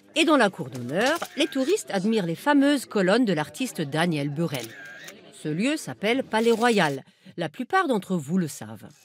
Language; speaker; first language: French; non-native, fluent; German